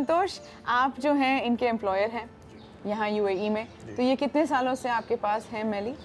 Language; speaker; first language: Hindi; native; Hindi